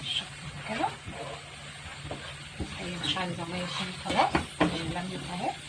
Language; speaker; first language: Arabic; native; Arabic